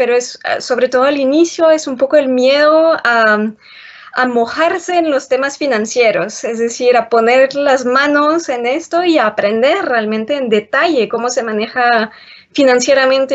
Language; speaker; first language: Spanish; non-native, fluent; French